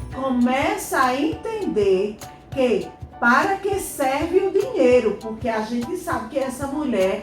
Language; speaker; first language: Portuguese; native; Portuguese